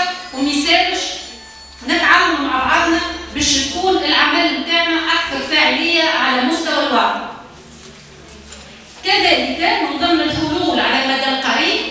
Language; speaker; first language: Arabic; native; Arabic